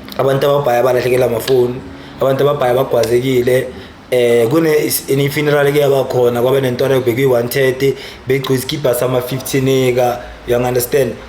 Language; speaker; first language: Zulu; native; Zulu